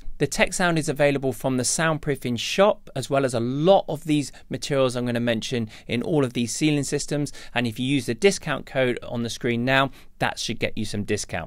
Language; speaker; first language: English; native; English